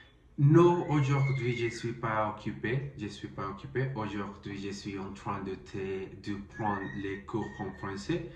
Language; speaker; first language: French; non-native, learner; Spanish